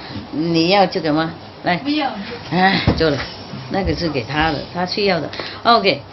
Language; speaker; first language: Chinese; non-native, fluent; Vietnamese